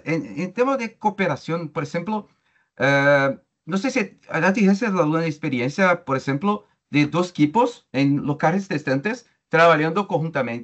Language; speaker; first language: Spanish; non-native, learner; Portuguese